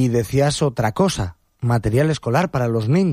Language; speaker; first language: Spanish; native; Spanish